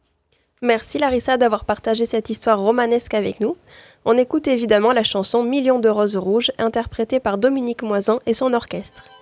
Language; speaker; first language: French; native; French